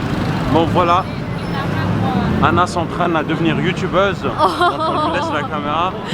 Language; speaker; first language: French; native; French